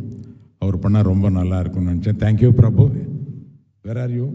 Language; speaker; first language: Tamil; non-native, local second language; Telugu